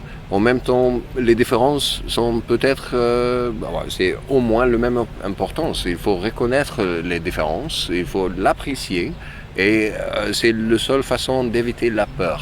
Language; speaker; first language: French; non-native, fluent; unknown